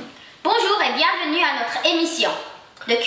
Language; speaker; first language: French; non-native, learner; English